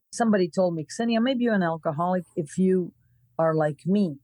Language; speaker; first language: English; non-native, fluent; Croatian